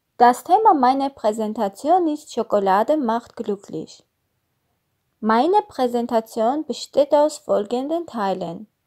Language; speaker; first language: German; non-native, learner; Russian